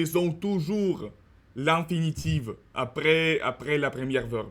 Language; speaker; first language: French; non-native, learner; Russian